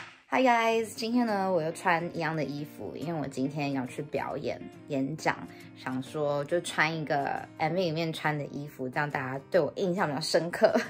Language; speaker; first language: Chinese; early bilingual, heritage; Chinese